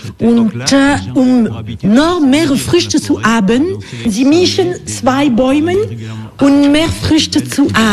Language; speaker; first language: German; non-native, fluent; French